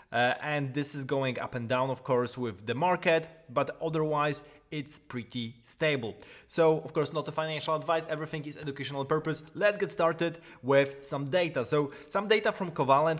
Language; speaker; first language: English; non-native, fluent; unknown